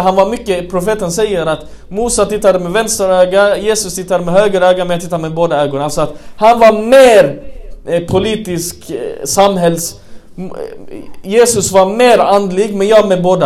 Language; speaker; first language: Swedish; non-native, fluent; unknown